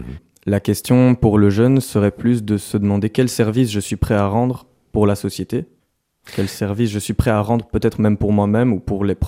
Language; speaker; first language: French; native; French